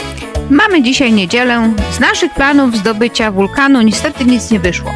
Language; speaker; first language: Polish; native; Polish